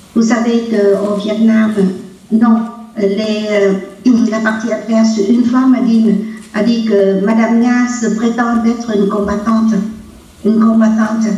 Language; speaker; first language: French; non-native, local second language; Vietnamese